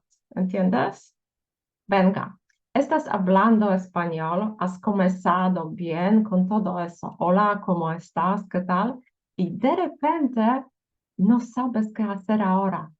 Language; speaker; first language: Spanish; non-native, fluent; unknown